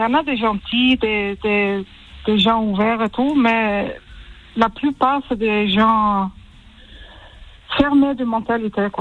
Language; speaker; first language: French; early bilingual, heritage; French